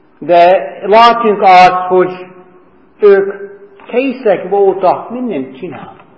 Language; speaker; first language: Hungarian; non-native, fluent; English